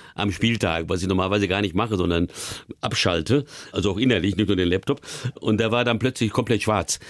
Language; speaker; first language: German; early bilingual, other home language; Hungarian